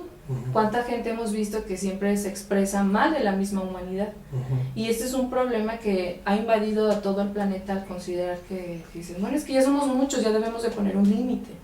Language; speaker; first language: Spanish; native; Spanish